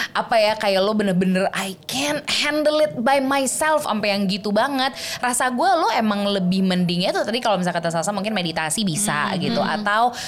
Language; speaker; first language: Indonesian; non-native, fluent; German